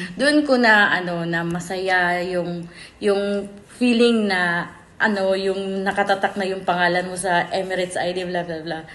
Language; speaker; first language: Filipino; non-native, local second language; Cebuano